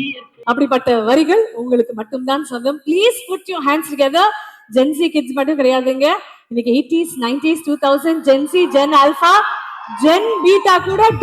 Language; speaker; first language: Tamil; native; Tamil